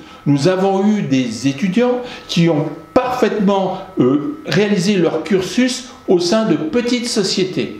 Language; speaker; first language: French; native; French